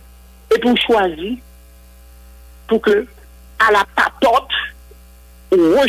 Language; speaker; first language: French; non-native, local second language; Haitian Creole